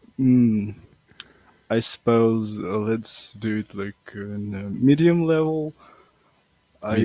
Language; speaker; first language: English; non-native, fluent; Russian